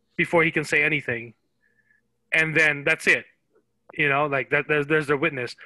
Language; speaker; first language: English; non-native, local second language; Filipino